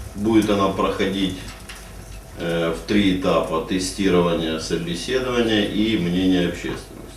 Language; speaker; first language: Russian; native; Russian